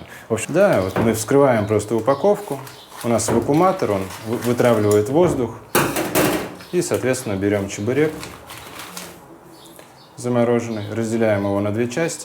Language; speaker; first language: Russian; native; Russian